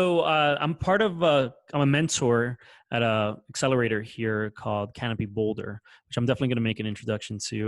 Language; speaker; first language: English; native; English